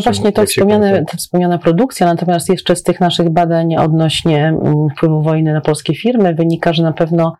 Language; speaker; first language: Polish; native; Polish